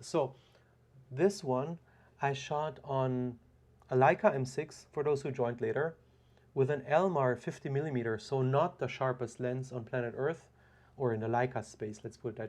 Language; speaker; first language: English; non-native, fluent; German